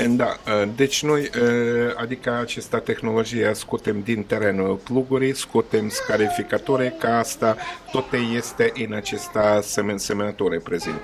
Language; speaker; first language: Romanian; non-native, learner; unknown